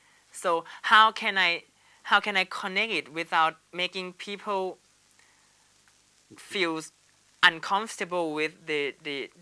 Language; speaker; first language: English; non-native, learner; Thai